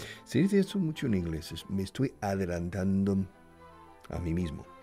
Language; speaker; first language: Spanish; non-native, fluent; English